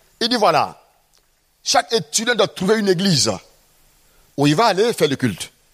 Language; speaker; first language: French; non-native, local second language; Mossi